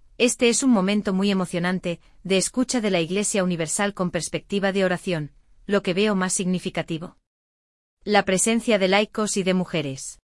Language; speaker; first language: Spanish; native; Spanish